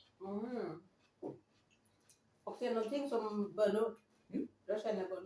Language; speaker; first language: Swedish; non-native, learner; Thai